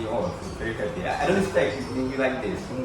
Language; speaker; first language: English; non-native, local second language; Indonesian